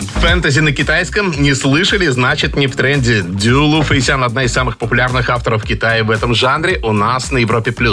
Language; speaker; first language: Russian; native; Russian